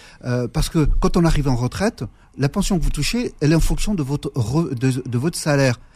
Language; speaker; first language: French; early bilingual, other home language; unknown